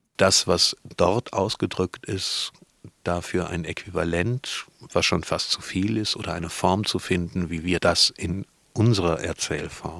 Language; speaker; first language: German; native; German